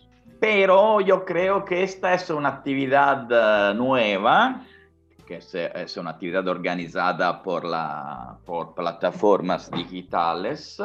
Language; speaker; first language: Spanish; non-native, fluent; Italian